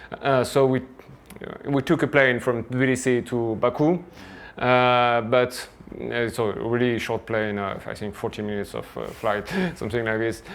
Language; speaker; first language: English; non-native, fluent; French